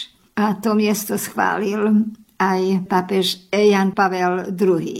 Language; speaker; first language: Slovak; early bilingual, heritage; Slovak